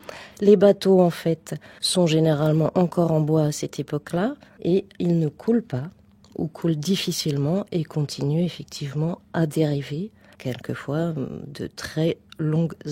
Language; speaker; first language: French; native; French